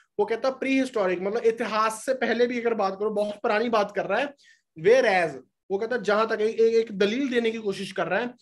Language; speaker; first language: Hindi; non-native, local second language; Punjabi